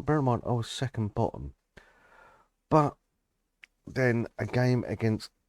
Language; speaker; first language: English; native; English